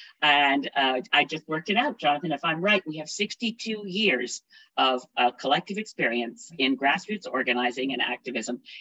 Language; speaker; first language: English; native; English